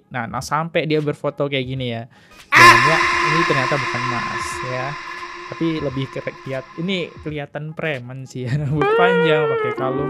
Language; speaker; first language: Indonesian; native; Indonesian